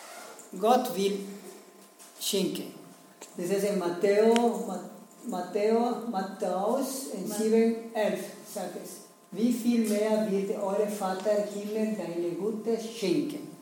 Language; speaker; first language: German; non-native, learner; Spanish